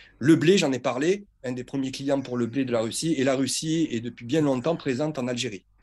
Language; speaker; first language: French; native; French